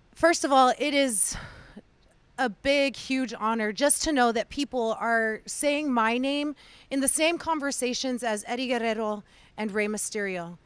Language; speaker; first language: English; early bilingual, other home language; Spanish